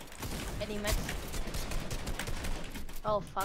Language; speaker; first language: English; non-native, learner; German